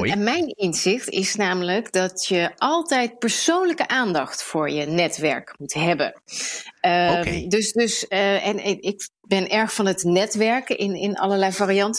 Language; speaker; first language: Dutch; native; Dutch